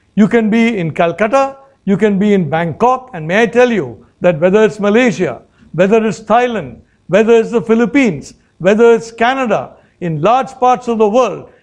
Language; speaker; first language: English; non-native, local second language; Malayalam